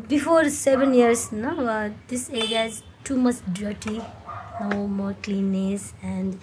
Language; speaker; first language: English; non-native, learner; Nepali